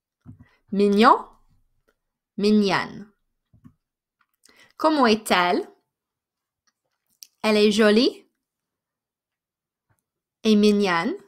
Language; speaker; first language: French; non-native, fluent; English